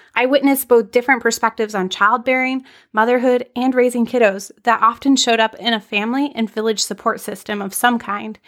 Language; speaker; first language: English; native; English